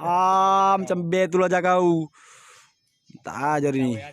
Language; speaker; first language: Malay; non-native, local second language; Achinese